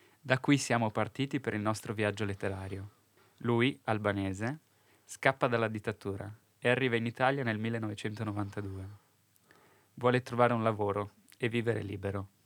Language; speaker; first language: Italian; native; Italian